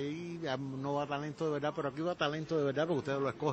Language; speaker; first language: Spanish; native; Spanish